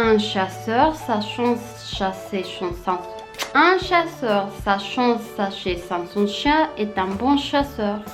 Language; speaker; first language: French; non-native, fluent; Spanish